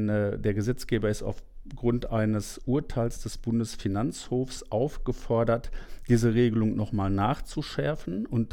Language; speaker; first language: German; native; German